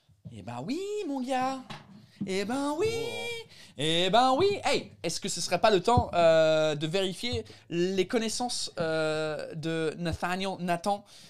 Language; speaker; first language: French; non-native, fluent; English